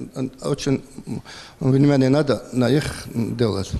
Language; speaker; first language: Russian; non-native, local second language; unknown